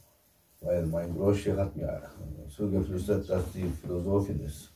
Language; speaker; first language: German; non-native, fluent; Turkish